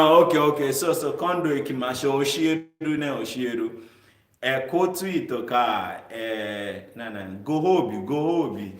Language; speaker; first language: Japanese; non-native, learner; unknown